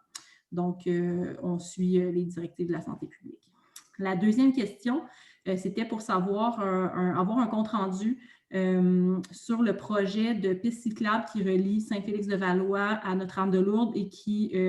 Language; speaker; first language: French; native; French